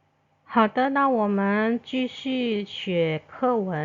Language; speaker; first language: Chinese; non-native, fluent; Indonesian